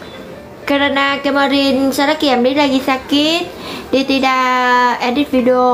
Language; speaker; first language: Indonesian; non-native, learner; Vietnamese